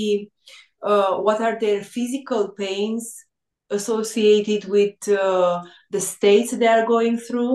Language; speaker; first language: English; non-native, fluent; Romanian